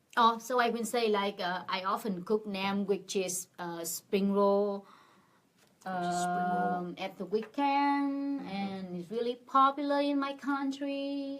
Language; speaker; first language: English; non-native, fluent; Vietnamese